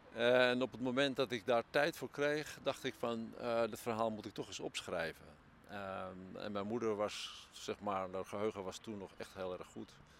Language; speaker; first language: Dutch; native; Dutch